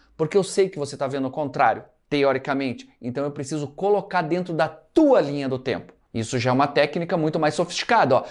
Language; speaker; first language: Portuguese; native; Portuguese